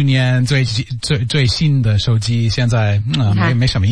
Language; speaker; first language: Chinese; non-native, learner; English